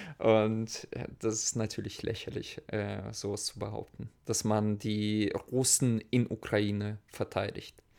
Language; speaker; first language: German; non-native, fluent; Russian